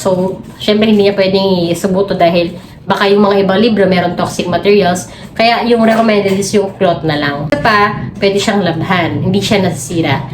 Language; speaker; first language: Filipino; non-native, local second language; Cebuano